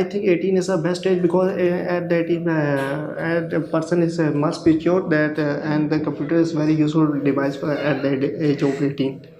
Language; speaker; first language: English; non-native, learner; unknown